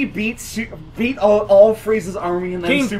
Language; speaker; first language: English; native; English